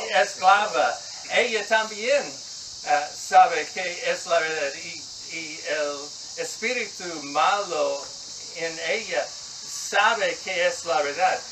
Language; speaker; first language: Spanish; non-native, learner; English